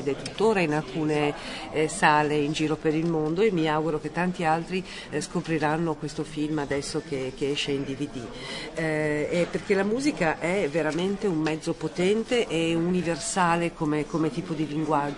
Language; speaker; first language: Italian; native; Italian